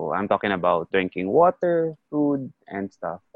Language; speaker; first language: English; non-native, local second language; Hiligaynon